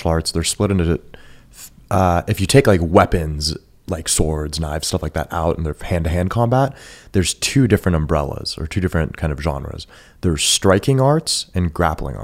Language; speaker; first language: English; early bilingual, other home language; Persian